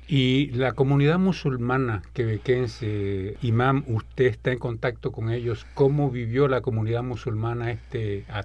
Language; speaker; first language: Spanish; native; Spanish